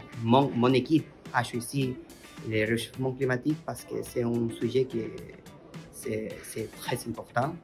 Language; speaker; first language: French; non-native, learner; Spanish